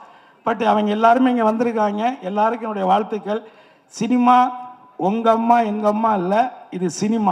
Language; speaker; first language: Tamil; native; Tamil